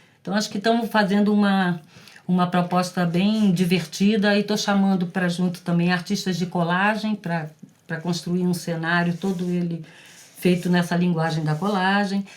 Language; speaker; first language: Portuguese; native; Portuguese